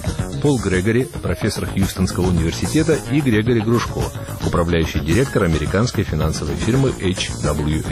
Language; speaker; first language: Russian; native; Russian